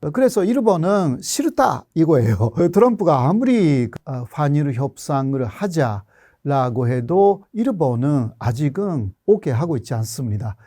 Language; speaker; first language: Korean; non-native, fluent; Japanese